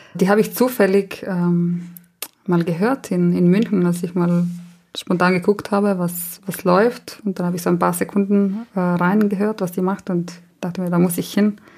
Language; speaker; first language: German; non-native, local second language; Ladin